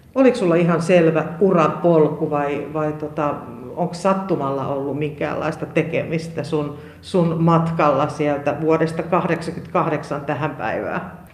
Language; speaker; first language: Finnish; native; Finnish